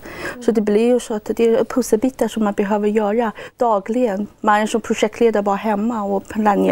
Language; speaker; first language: Swedish; non-native, fluent; Chinese